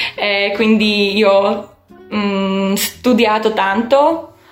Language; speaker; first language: Italian; non-native, fluent; Slovak